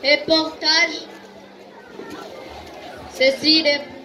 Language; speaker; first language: French; non-native, learner; Kinyarwanda